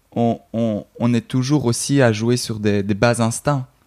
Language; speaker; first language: French; native; French